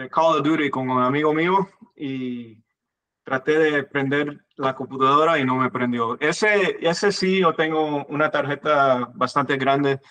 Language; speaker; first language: Spanish; non-native, fluent; English